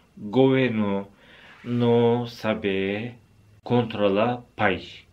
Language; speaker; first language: Portuguese; non-native, fluent; Turkish